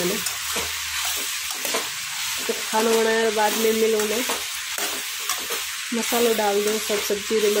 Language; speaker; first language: Hindi; native; Hindi